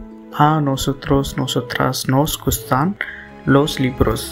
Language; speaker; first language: Spanish; non-native, fluent; Telugu